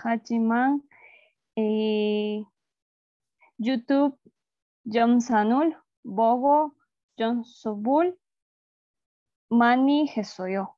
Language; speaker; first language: Korean; non-native, learner; Spanish